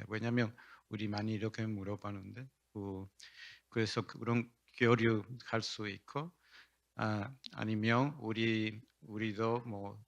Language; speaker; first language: Korean; non-native, learner; Spanish